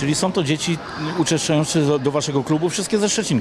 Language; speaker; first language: Polish; native; Polish